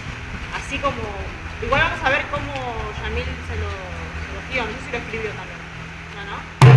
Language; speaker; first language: Spanish; native; Spanish